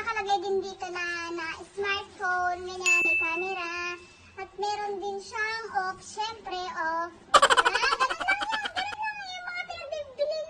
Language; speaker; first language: Filipino; non-native, local second language; Iloko